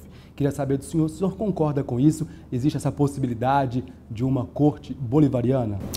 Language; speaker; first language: Portuguese; native; Portuguese